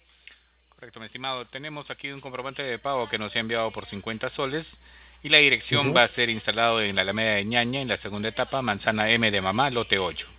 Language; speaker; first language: Spanish; native; Spanish